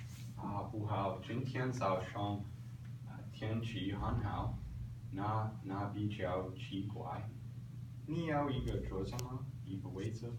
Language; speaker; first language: Chinese; non-native, learner; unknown